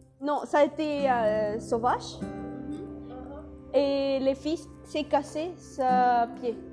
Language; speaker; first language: French; non-native, learner; Spanish